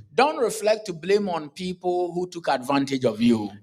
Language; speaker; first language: English; non-native, local second language; Akan